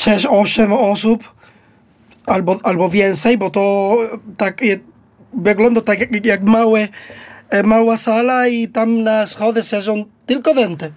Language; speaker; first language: Polish; non-native, learner; Spanish